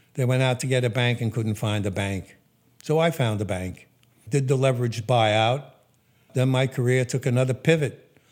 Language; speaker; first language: English; native; English